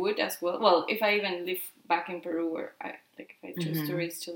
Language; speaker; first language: English; non-native, fluent; Spanish